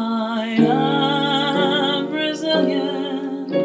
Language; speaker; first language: English; native; English